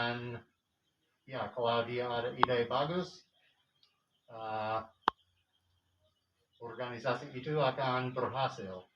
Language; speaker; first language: Indonesian; non-native, fluent; English